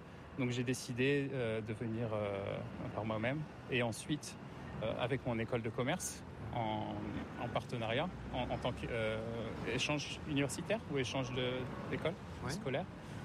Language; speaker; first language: French; native; French